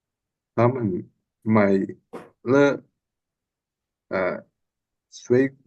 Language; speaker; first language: Chinese; non-native, learner; Indonesian